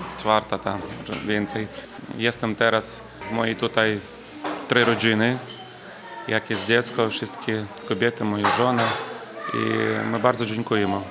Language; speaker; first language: Polish; non-native, learner; Ukrainian